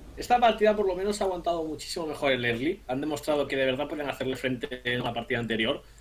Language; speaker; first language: Spanish; native; Spanish